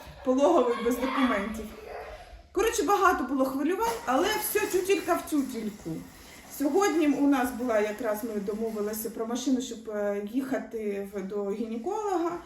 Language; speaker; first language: Ukrainian; native; Ukrainian